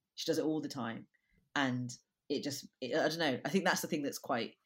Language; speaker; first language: English; native; English